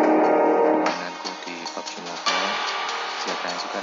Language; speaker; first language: Indonesian; native; Indonesian